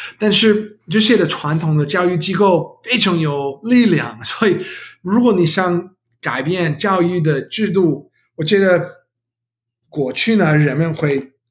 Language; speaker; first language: Chinese; non-native, learner; English